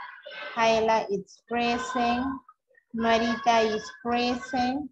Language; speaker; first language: English; non-native, fluent; Spanish